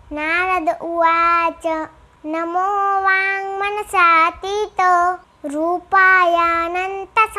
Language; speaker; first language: Hindi; non-native, local second language; Gujarati